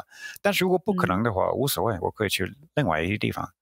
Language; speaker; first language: Chinese; non-native, fluent; English